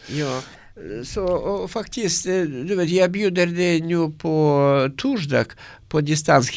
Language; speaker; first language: Swedish; non-native, learner; Russian